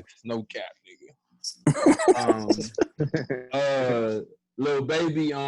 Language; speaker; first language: English; native; English